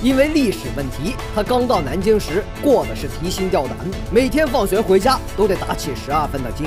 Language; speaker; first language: Chinese; native; Chinese